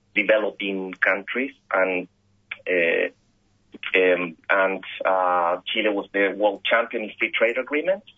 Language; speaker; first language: English; non-native, fluent; Spanish